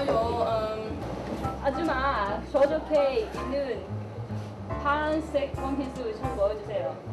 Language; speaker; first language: Korean; non-native, learner; Cantonese